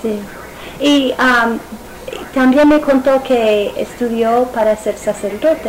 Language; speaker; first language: Spanish; non-native, fluent; English